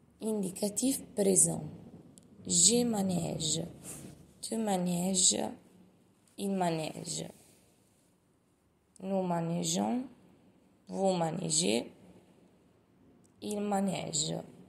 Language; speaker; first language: French; non-native, learner; Italian